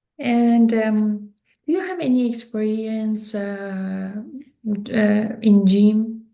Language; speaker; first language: English; non-native, learner; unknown